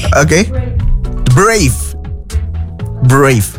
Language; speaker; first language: English; non-native, fluent; Indonesian